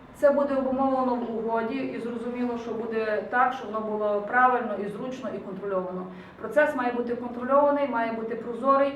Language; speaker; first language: Ukrainian; native; Ukrainian